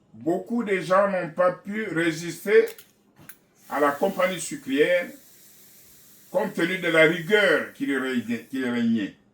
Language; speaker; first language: French; non-native, local second language; Kongo